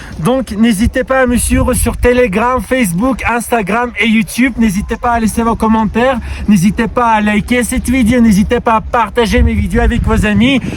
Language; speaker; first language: French; non-native, fluent; Russian